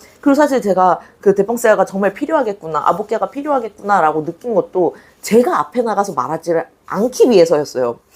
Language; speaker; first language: Korean; native; Korean